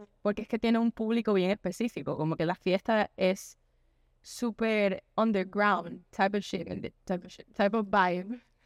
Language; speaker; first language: Spanish; early bilingual, heritage; Spanish